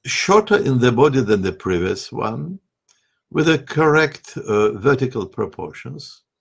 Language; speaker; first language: English; non-native, fluent; Russian